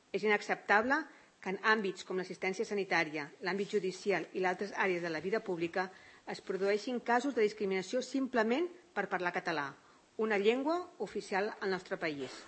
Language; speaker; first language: Catalan; native; Catalan